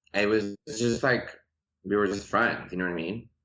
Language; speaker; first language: English; early bilingual, other home language; Persian